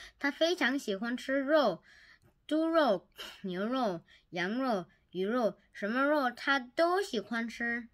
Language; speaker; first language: Chinese; non-native, learner; Korean